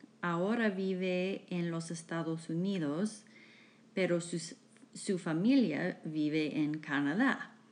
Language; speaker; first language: Spanish; non-native, fluent; English